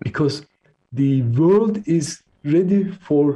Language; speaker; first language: English; non-native, fluent; Turkish